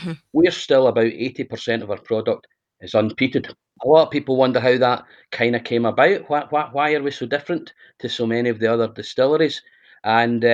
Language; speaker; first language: English; native; English